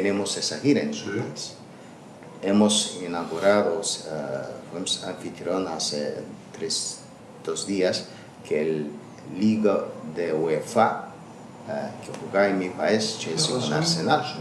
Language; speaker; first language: Spanish; non-native, learner; Azerbaijani